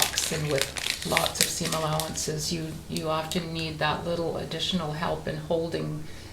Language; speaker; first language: English; native; English